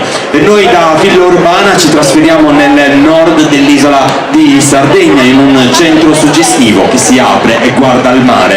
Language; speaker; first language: Italian; native; Italian